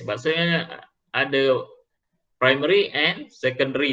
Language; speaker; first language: English; non-native, local second language; Malay